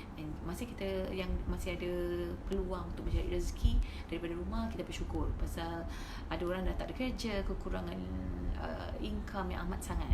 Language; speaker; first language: Malay; native; Malay